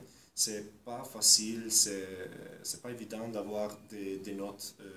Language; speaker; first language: French; non-native, fluent; Italian